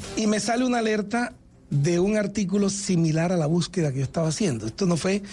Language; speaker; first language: Spanish; native; Spanish